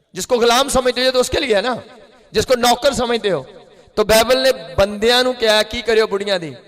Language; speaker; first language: Urdu; non-native, local second language; Punjabi